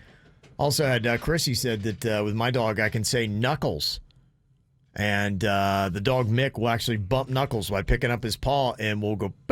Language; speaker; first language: English; native; English